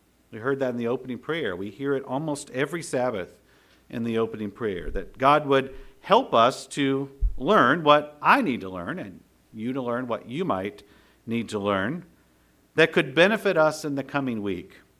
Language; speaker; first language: English; native; English